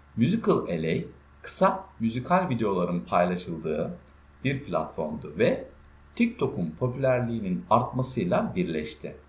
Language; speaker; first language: Turkish; native; Turkish